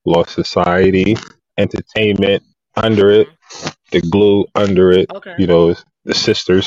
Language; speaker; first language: English; native; English